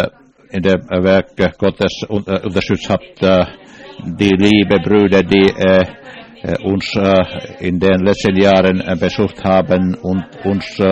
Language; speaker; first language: German; non-native, learner; English